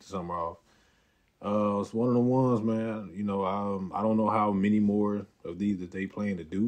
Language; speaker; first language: English; native; English